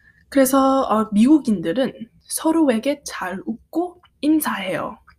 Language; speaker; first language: Korean; early bilingual, heritage; Korean